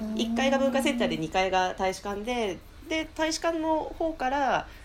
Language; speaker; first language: Japanese; early bilingual, heritage; Finnish